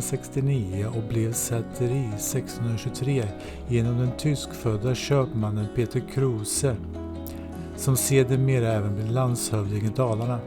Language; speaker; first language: Swedish; native; Swedish